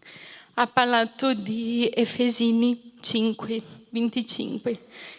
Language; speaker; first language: Italian; non-native, fluent; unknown